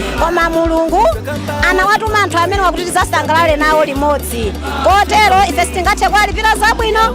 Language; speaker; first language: Nyanja; non-native, local second language; Yao